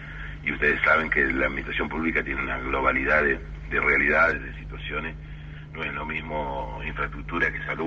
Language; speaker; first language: Spanish; native; Spanish